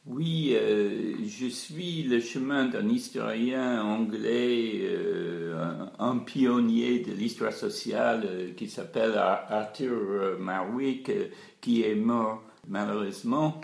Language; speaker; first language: French; non-native, fluent; English